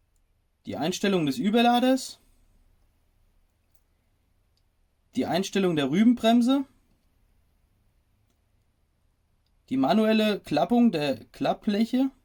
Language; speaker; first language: German; native; German